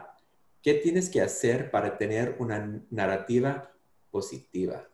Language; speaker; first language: Spanish; non-native, fluent; English